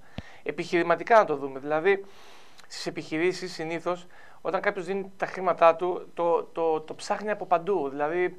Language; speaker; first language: Greek; native; Greek